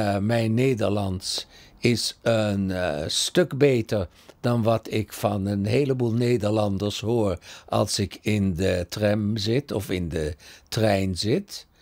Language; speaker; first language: Dutch; early bilingual, other home language; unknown